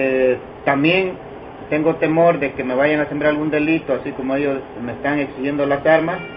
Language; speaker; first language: Spanish; native; Spanish